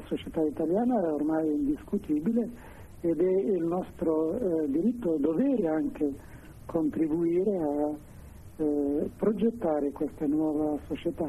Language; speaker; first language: Italian; non-native, fluent; Arabic